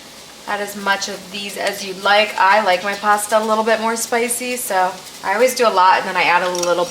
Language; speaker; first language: English; native; English